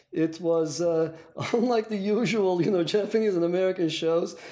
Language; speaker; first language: English; non-native, fluent; Turkish